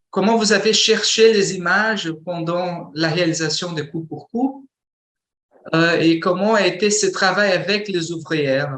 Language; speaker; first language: French; non-native, fluent; Portuguese